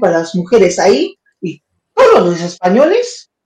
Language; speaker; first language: Spanish; non-native, fluent; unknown